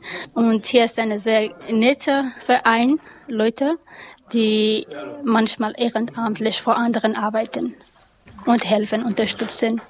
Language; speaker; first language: German; non-native, learner; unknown